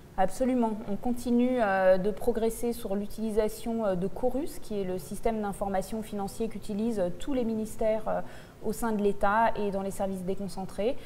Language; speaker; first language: French; native; French